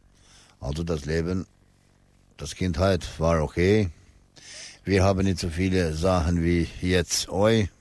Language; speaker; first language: German; non-native, fluent; Albanian